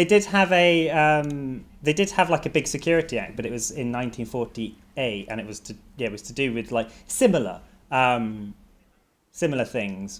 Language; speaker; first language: English; native; English